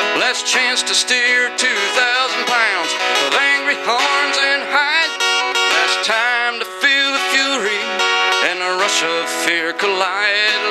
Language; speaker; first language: English; native; English